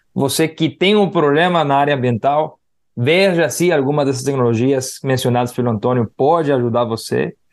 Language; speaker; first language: Portuguese; non-native, fluent; Spanish